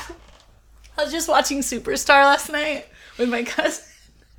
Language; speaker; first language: English; native; English